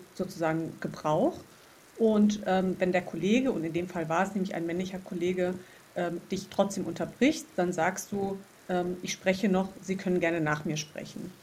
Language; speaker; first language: German; native; German